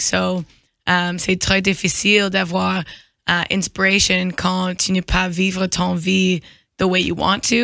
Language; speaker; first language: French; non-native, learner; English